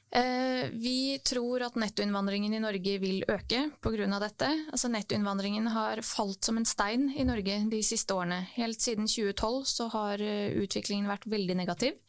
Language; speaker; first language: Norwegian; early bilingual, other home language; Bosnian